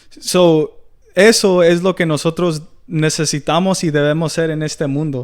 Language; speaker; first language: Spanish; early bilingual, heritage; Spanish